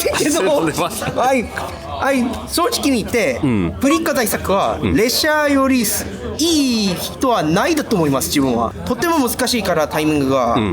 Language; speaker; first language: Japanese; non-native, learner; Korean